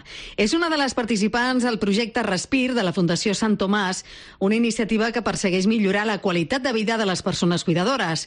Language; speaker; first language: Catalan; native; Catalan